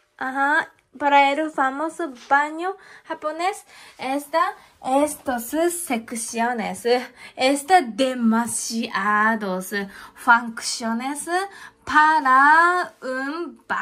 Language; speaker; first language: Spanish; non-native, learner; Japanese